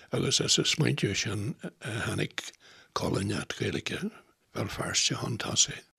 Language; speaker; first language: Irish; non-native, local second language; English